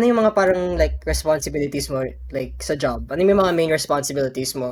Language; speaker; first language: English; non-native, local second language; Filipino